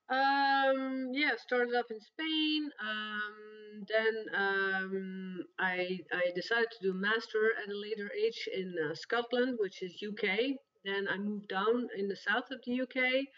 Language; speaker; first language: English; non-native, fluent; Dutch